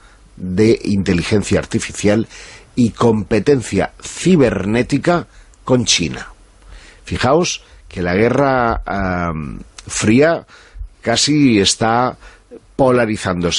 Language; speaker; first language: Spanish; native; Spanish